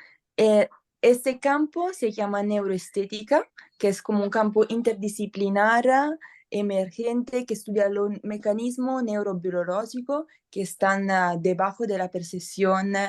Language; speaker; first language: Spanish; non-native, learner; Italian